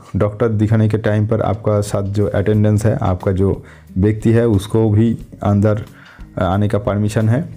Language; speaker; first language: Hindi; non-native, local second language; Bangla